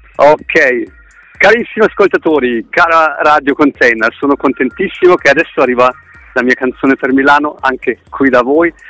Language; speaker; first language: Italian; early bilingual, heritage; Italian